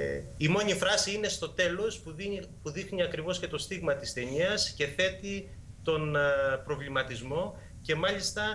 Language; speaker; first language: Greek; native; Greek